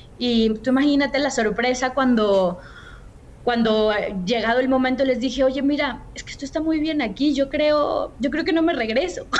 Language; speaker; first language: Spanish; native; Spanish